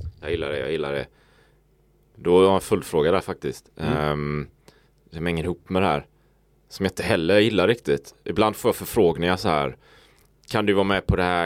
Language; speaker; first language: Swedish; native; Swedish